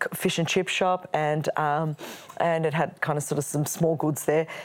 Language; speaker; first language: English; non-native, local second language; Greek